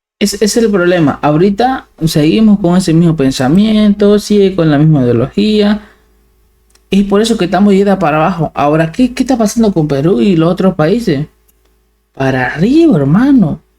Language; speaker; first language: Spanish; native; Spanish